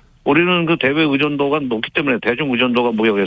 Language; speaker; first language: Korean; native; Korean